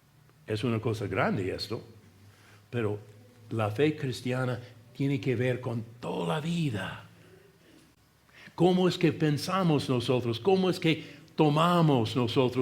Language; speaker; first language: Spanish; non-native, fluent; English